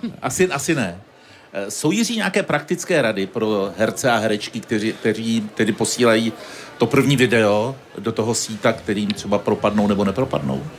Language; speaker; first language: Czech; native; Czech